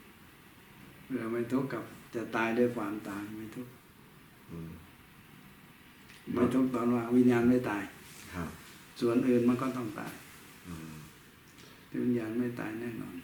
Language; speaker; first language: Thai; native; Thai